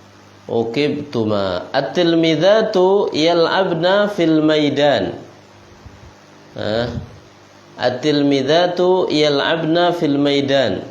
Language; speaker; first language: Arabic; non-native, fluent; Indonesian